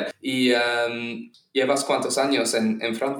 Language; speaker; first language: Spanish; non-native, fluent; English